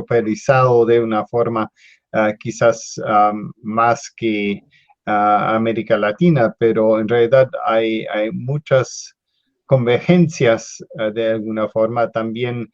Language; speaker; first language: Spanish; non-native, fluent; English